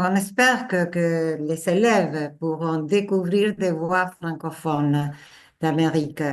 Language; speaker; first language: French; non-native, fluent; Spanish